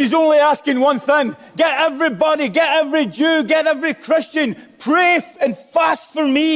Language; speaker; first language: English; native; English